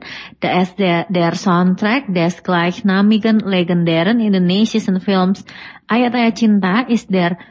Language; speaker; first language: German; non-native, fluent; Indonesian